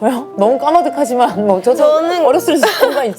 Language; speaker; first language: Korean; native; Korean